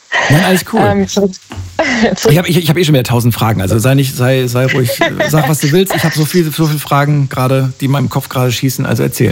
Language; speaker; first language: German; native; German